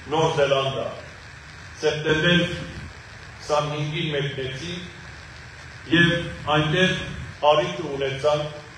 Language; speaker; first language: Armenian; native; Armenian